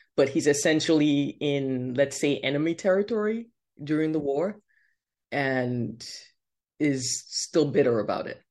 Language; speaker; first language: English; non-native, local second language; Yoruba